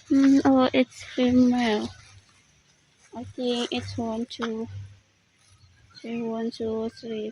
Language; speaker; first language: English; non-native, learner; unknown